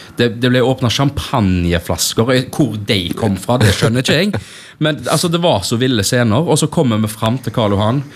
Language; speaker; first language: Norwegian; native; Norwegian